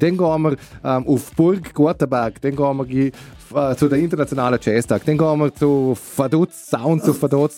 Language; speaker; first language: German; native; German